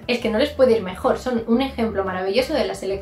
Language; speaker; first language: Spanish; native; Spanish